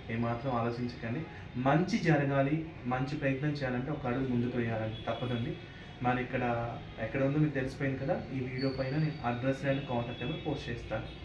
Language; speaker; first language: Telugu; native; Telugu